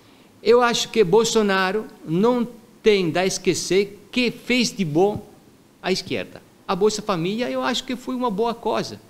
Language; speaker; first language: Portuguese; non-native, fluent; Italian